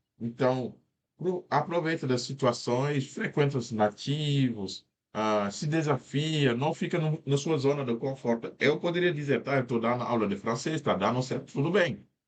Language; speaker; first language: Portuguese; non-native, fluent; Wolof